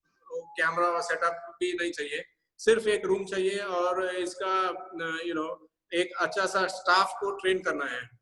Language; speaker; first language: Hindi; non-native, local second language; Tamil